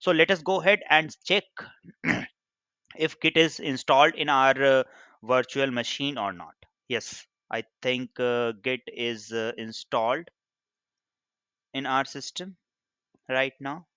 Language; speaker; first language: English; non-native, local second language; Hindi